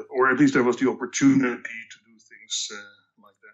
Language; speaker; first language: English; non-native, fluent; Dutch